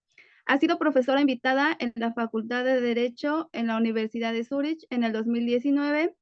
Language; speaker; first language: Spanish; native; Spanish